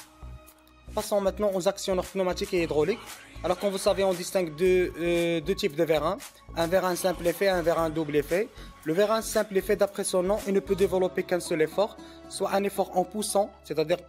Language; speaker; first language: French; non-native, local second language; Arabic